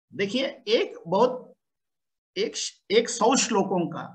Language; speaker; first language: Hindi; non-native, local second language; Telugu